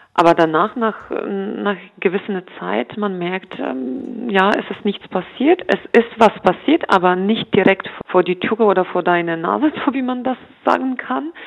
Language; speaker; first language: German; non-native, fluent; Ukrainian